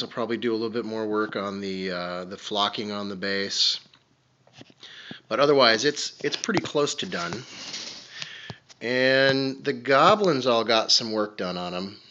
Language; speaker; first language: English; native; English